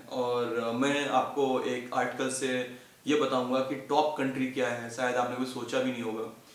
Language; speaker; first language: Hindi; native; Hindi